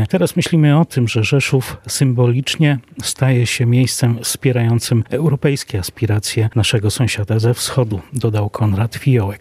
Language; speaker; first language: Polish; native; Polish